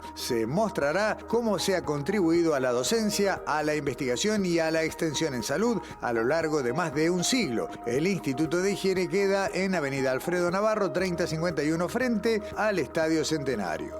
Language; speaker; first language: Spanish; native; Spanish